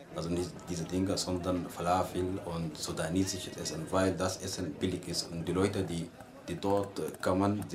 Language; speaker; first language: German; non-native, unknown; Arabic